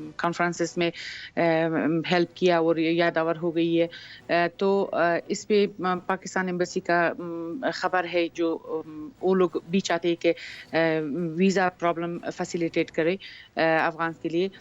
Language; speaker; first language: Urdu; non-native, fluent; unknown